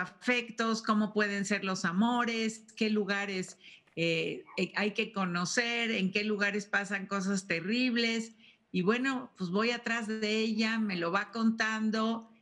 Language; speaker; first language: Spanish; native; Spanish